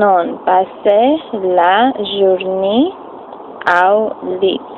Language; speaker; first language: French; non-native, learner; English